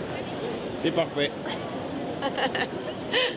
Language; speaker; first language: French; native; French